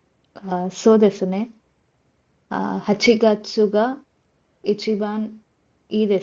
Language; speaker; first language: Japanese; non-native, learner; Kannada